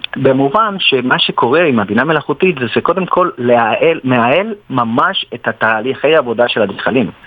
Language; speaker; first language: Hebrew; non-native, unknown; Spanish